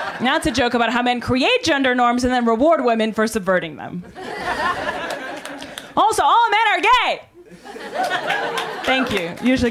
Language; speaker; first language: English; non-native, fluent; Russian